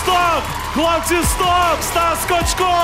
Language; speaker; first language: Ukrainian; native; Ukrainian